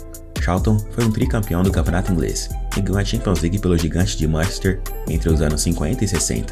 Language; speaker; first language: Portuguese; native; Portuguese